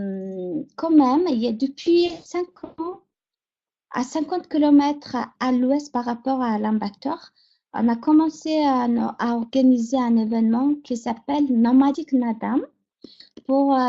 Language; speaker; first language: French; non-native, fluent; Mongolian